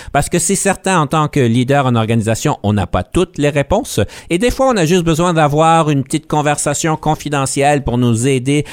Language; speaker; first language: French; native; French